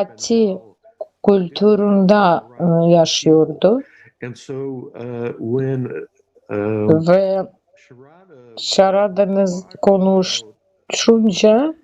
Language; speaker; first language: Turkish; non-native, learner; Russian